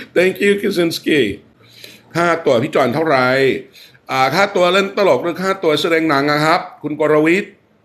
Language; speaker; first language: Thai; non-native, fluent; English